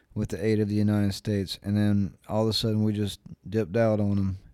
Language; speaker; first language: English; native; English